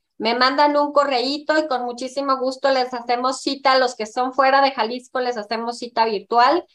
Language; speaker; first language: Spanish; native; Spanish